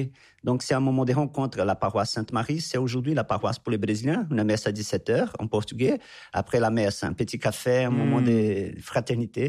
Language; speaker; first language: French; non-native, fluent; Portuguese